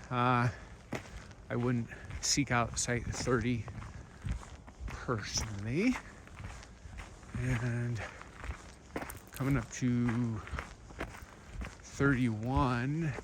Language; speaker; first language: English; native; English